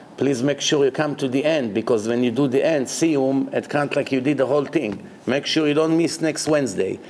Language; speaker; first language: English; non-native, fluent; Hebrew